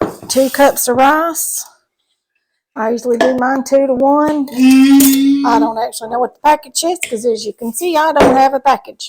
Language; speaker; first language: English; native; English